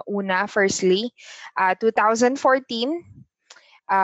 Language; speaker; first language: English; non-native, local second language; Filipino